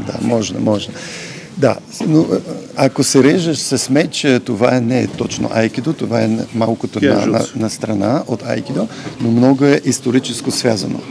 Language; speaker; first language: Bulgarian; non-native, learner; Polish